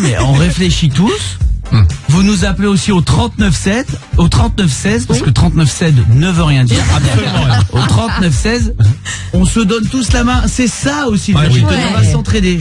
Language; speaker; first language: French; native; French